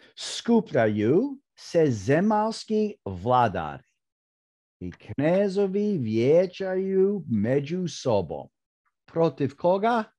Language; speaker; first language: Croatian; early bilingual, heritage; Croatian